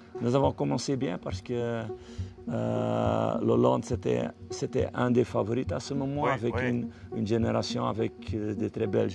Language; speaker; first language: French; non-native, fluent; Dutch